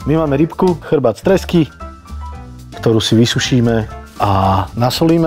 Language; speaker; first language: Slovak; native; Slovak